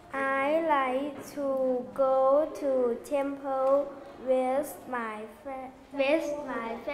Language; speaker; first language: English; non-native, learner; Thai